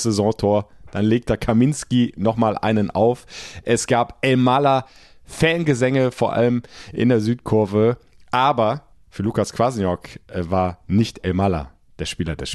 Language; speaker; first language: German; native; German